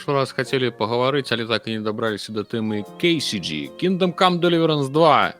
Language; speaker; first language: Belarusian; non-native, local second language; Russian